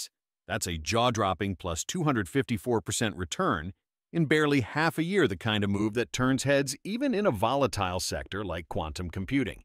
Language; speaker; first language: English; native; English